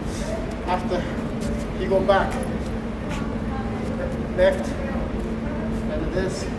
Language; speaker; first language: English; non-native, learner; Spanish